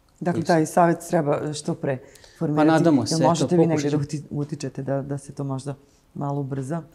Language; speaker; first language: Bosnian; native; Bosnian